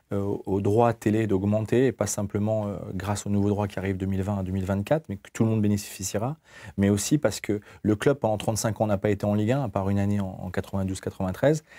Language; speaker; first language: French; native; French